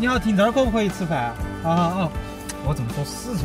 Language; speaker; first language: Chinese; native; Chinese